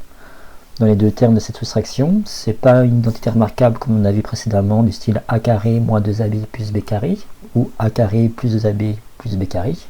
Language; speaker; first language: French; native; French